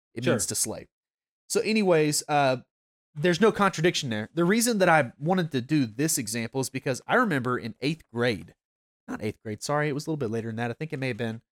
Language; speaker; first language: English; native; English